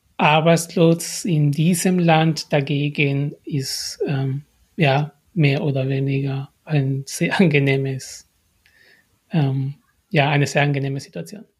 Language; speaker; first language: German; non-native, fluent; Spanish